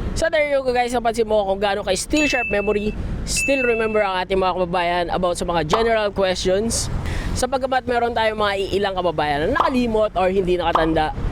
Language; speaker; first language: Filipino; native; Filipino